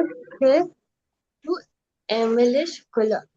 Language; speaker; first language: French; non-native, learner; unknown